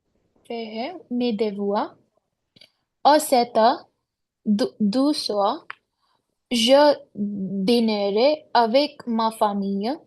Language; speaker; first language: French; non-native, learner; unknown